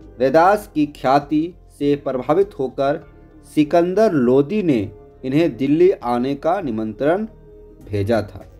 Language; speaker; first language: Hindi; native; Hindi